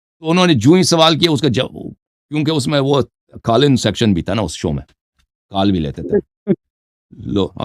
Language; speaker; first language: Urdu; non-native, fluent; Persian